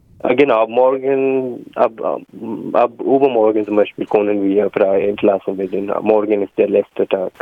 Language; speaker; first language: German; non-native, learner; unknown